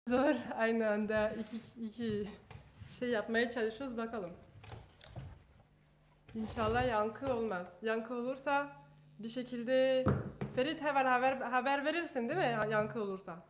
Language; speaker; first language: Turkish; non-native, fluent; French